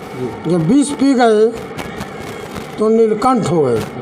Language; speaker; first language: Hindi; native; Hindi